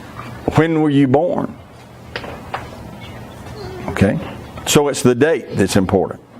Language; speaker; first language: English; native; English